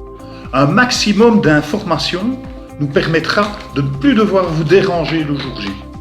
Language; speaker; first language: French; native; French